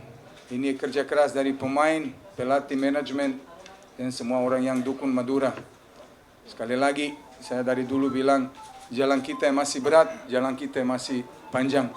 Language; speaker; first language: Indonesian; non-native, fluent; Serbian